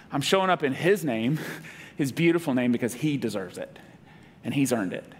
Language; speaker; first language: English; native; English